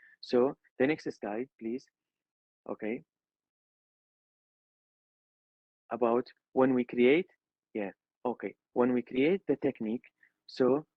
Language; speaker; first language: English; non-native, learner; Arabic